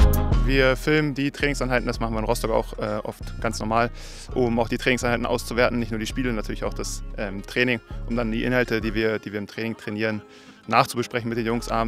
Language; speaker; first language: German; native; German